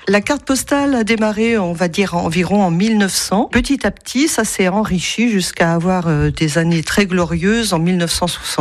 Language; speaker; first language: French; native; French